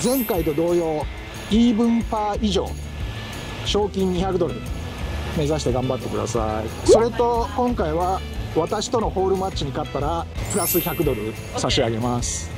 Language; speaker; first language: Japanese; native; Japanese